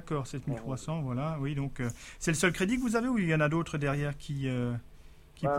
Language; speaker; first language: French; native; French